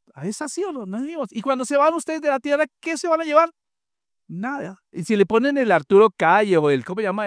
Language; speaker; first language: Spanish; native; Spanish